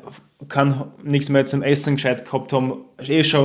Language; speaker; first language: German; native; German